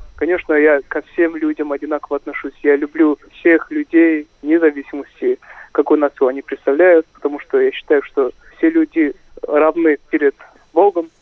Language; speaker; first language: Russian; non-native, local second language; Kazakh